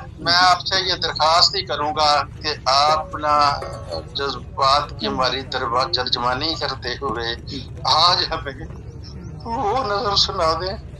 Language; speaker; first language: Urdu; non-native, local second language; Punjabi